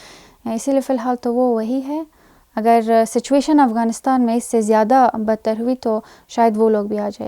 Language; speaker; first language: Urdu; non-native, fluent; Persian